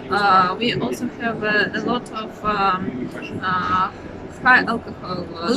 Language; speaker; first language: English; non-native, fluent; Russian